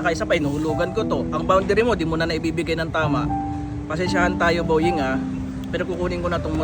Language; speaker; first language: Filipino; native; Filipino